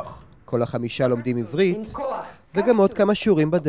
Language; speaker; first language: Hebrew; native; Hebrew